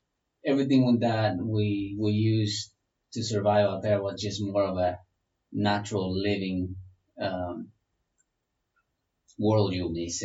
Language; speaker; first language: English; non-native, fluent; Spanish